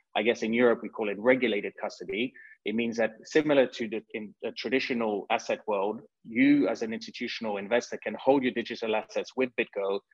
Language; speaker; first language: English; non-native, fluent; French